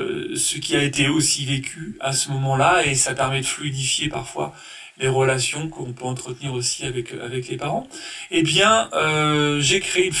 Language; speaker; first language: French; native; French